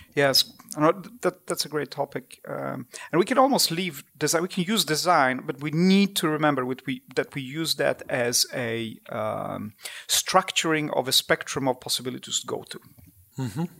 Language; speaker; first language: English; non-native, fluent; Polish